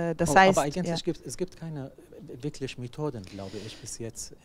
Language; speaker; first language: German; non-native, learner; Arabic